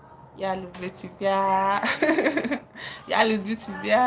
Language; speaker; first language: Russian; non-native, learner; English